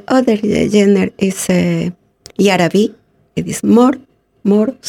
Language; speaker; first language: English; non-native, learner; Spanish